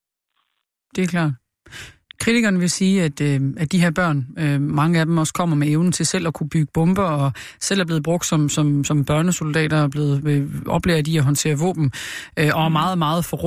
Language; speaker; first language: Danish; native; Danish